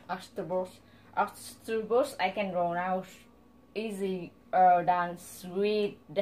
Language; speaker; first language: English; non-native, learner; Vietnamese